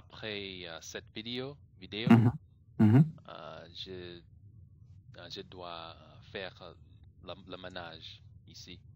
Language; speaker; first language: French; non-native, learner; English